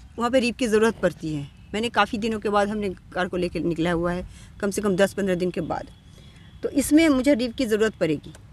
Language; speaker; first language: Hindi; non-native, local second language; Bangla